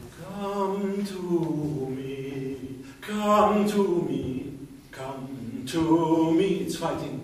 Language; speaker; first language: English; non-native, learner; German